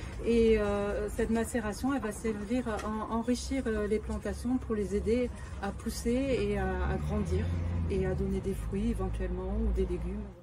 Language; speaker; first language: French; native; French